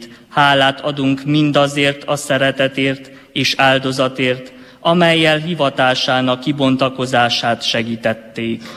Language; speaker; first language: Hungarian; native; Hungarian